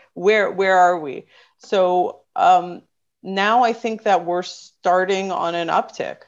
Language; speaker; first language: English; native; English